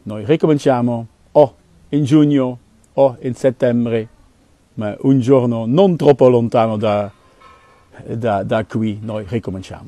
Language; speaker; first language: Italian; non-native, learner; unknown